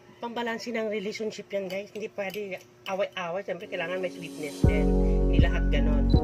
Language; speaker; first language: Filipino; non-native, local second language; Kinaray-a